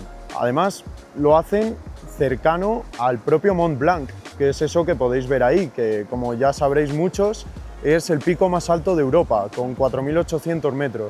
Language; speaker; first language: Spanish; native; Spanish